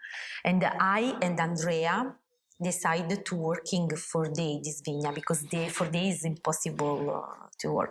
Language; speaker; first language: English; non-native, learner; Italian